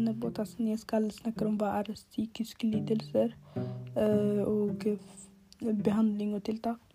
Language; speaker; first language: Norwegian; non-native, learner; Arabic